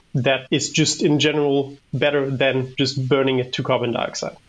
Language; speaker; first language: English; non-native, fluent; German